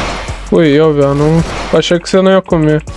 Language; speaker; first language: Portuguese; native; Portuguese